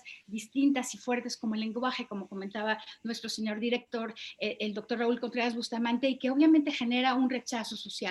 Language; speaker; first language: Spanish; native; Spanish